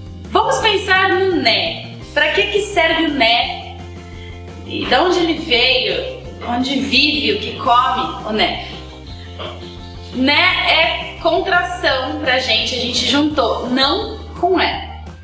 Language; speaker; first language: Portuguese; native; Portuguese